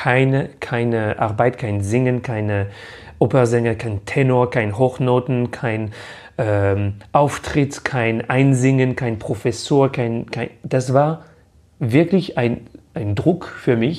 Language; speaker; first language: German; non-native, fluent; French